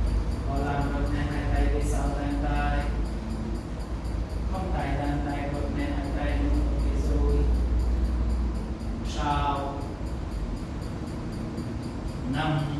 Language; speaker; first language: Vietnamese; non-native, learner; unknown